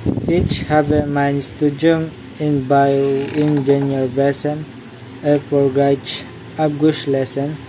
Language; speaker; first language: German; non-native, learner; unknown